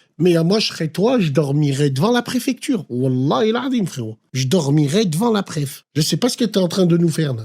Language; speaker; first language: French; native; French